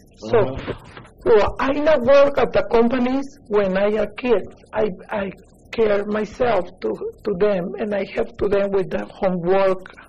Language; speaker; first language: English; non-native, learner; Spanish